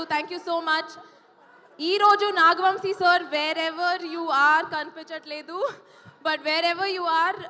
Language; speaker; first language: Telugu; non-native, fluent; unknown